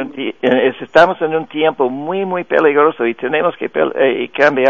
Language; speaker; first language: Spanish; non-native, fluent; English